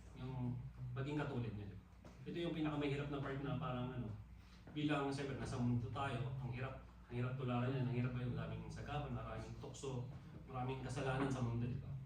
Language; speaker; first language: Filipino; non-native, local second language; Waray